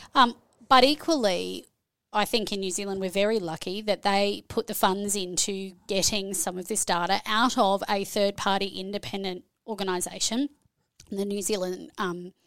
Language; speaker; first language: English; native; English